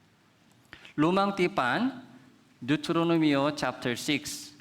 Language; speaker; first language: Filipino; non-native, fluent; Korean